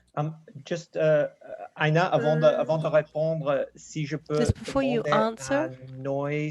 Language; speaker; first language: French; non-native, fluent; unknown